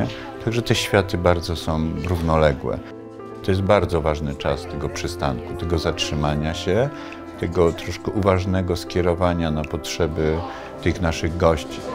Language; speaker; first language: Polish; native; Polish